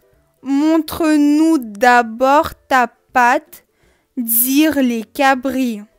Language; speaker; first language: French; non-native, fluent; Russian